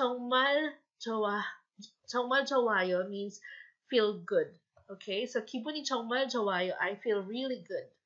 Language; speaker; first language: Korean; non-native, fluent; Filipino